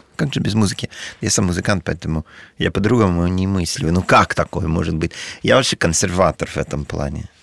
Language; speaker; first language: Russian; non-native, fluent; English